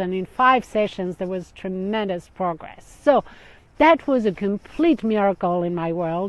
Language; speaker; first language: English; non-native, fluent; French